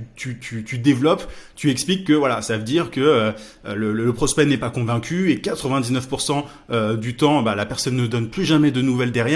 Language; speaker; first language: French; native; French